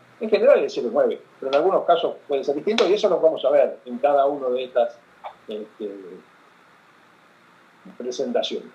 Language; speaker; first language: Spanish; native; Spanish